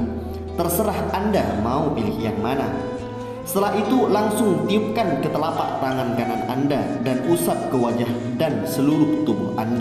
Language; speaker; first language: Indonesian; native; Indonesian